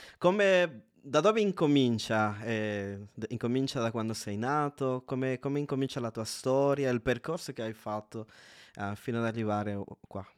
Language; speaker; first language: Italian; non-native, fluent; Spanish